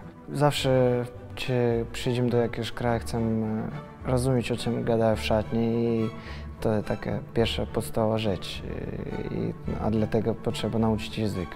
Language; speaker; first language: Polish; non-native, learner; Russian